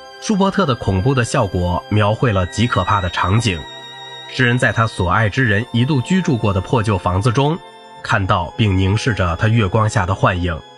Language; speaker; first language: Chinese; native; Chinese